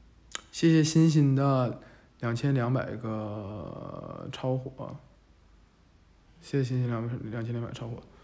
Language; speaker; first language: Chinese; native; Chinese